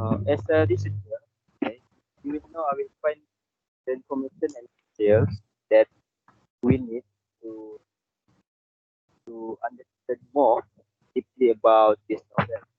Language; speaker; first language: English; non-native, local second language; Malay